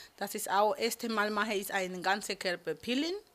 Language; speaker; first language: German; non-native, fluent; Spanish